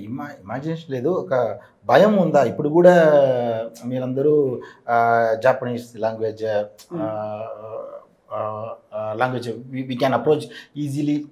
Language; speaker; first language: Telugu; non-native, learner; Tamil